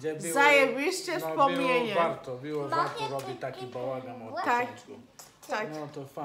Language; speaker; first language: Polish; non-native, learner; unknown